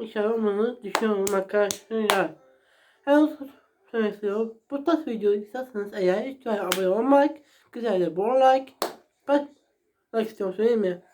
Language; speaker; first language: Turkish; non-native, learner; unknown